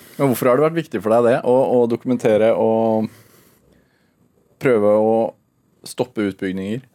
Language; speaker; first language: Norwegian; native; Norwegian